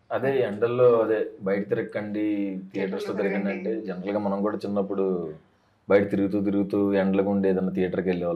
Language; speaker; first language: Telugu; native; Telugu